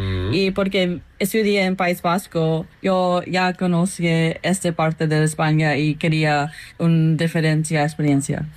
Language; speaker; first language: Spanish; non-native, learner; English